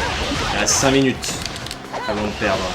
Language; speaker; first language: French; native; French